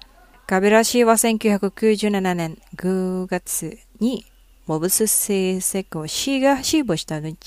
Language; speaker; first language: Japanese; non-native, fluent; Indonesian